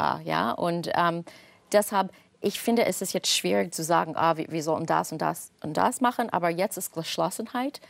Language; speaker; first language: German; non-native, fluent; English